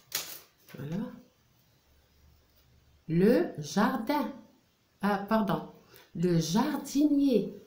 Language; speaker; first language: French; non-native, local second language; Arabic